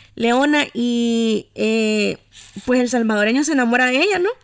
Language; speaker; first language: Spanish; native; Spanish